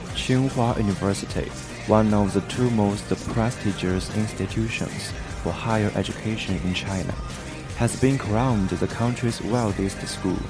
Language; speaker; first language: English; non-native, fluent; Chinese